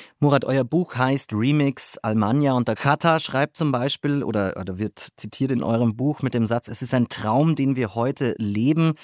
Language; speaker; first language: German; native; German